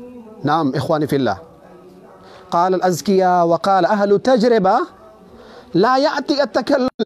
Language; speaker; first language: Arabic; non-native, fluent; Urdu